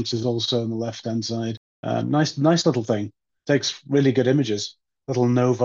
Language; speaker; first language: English; native; English